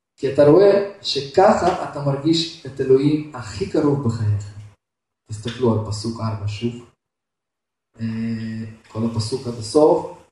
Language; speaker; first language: Hebrew; non-native, fluent; Russian